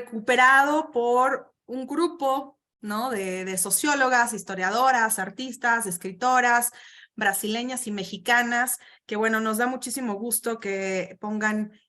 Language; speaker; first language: Spanish; native; Spanish